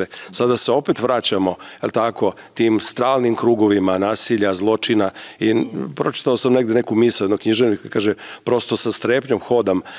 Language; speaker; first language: Serbian; native; Serbian